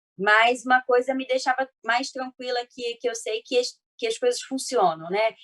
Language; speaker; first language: Portuguese; native; Portuguese